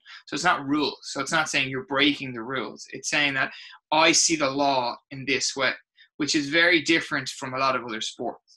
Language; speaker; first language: English; native; English